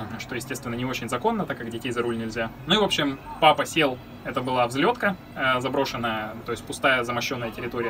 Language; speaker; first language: Russian; native; Russian